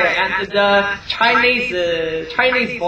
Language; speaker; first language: English; non-native, learner; Chinese